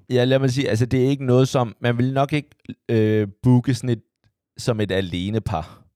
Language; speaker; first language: Danish; early bilingual, other home language; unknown